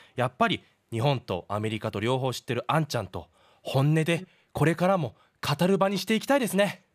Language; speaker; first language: Japanese; native; Japanese